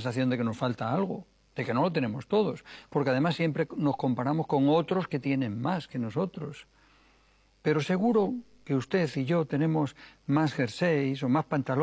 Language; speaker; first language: Spanish; native; Spanish